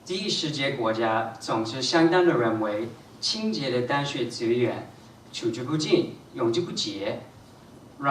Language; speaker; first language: Chinese; non-native, fluent; English